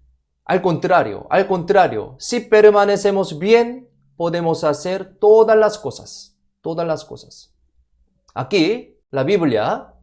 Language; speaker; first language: Spanish; non-native, fluent; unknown